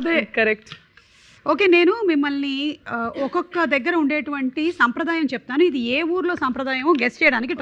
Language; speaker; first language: Telugu; native; Telugu